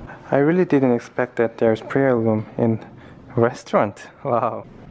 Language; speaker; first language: English; non-native, fluent; Korean